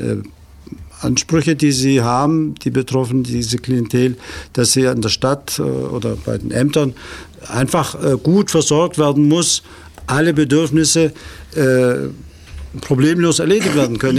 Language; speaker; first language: German; native; German